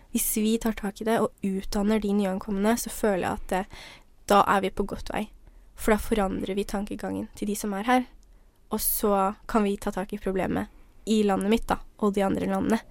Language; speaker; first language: Norwegian; early bilingual, other home language; Somali